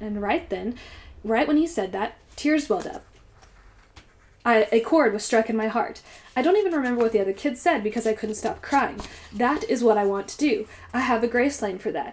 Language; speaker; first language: English; native; English